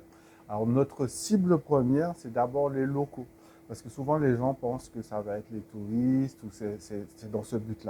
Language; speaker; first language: French; native; French